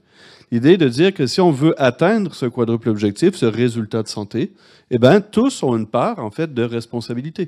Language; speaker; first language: French; native; French